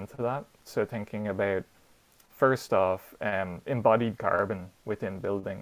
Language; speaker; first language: English; native; English